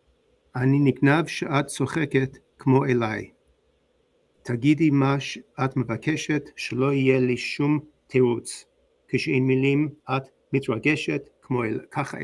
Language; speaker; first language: Hebrew; non-native, learner; English